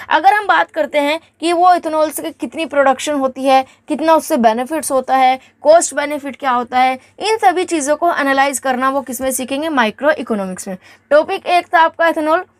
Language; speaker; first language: Hindi; native; Hindi